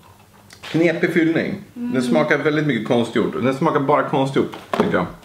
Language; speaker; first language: Swedish; native; Swedish